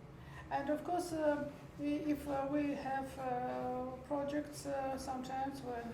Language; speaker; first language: English; non-native, learner; Armenian